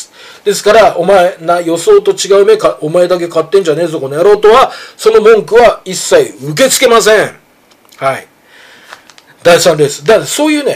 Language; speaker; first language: Japanese; native; Japanese